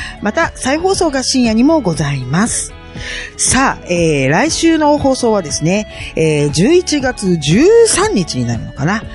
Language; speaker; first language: Japanese; native; Japanese